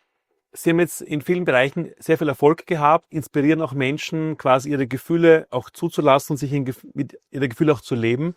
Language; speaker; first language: German; native; German